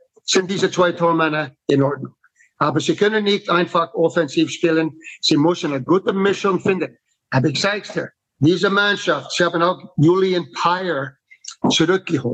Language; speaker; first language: German; non-native, fluent; English